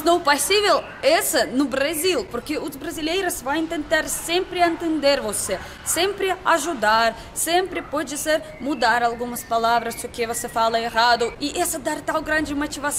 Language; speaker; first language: Portuguese; non-native, learner; Russian